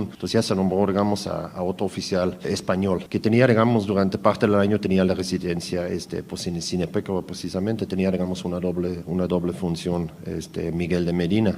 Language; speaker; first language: Spanish; native; Spanish